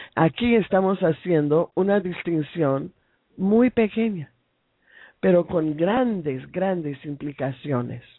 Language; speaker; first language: Spanish; non-native, fluent; English